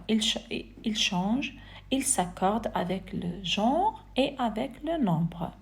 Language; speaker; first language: French; non-native, fluent; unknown